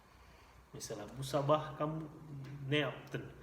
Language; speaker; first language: Turkish; non-native, fluent; Indonesian